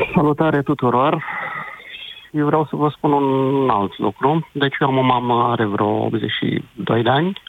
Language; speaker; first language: Romanian; native; Romanian